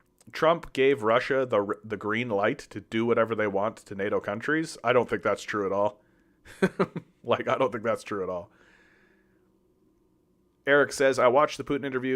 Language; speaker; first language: English; native; English